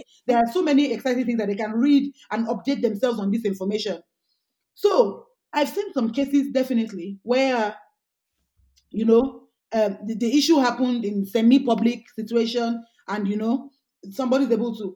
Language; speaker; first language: English; non-native, local second language; Yoruba